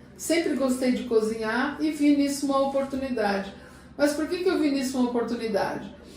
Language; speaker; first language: Portuguese; native; Portuguese